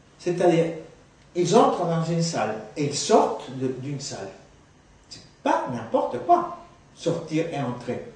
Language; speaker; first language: French; non-native, fluent; Spanish